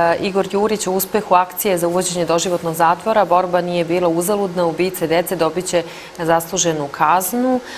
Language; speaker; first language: Serbian; native; Serbian